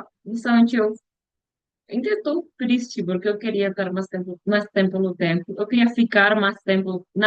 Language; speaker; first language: Portuguese; non-native, learner; Spanish